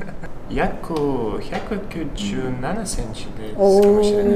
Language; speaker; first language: Japanese; non-native, learner; Russian